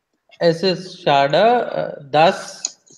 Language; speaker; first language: German; non-native, learner; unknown